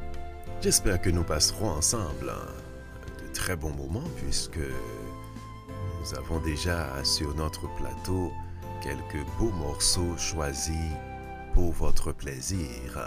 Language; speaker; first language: French; native; French